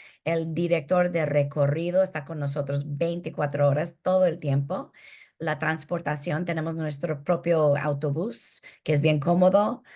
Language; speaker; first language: Spanish; early bilingual, heritage; Spanish